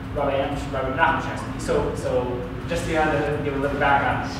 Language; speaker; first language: English; native; English